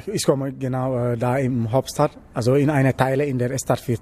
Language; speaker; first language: German; non-native, learner; Wolof